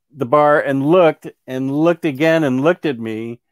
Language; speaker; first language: English; native; English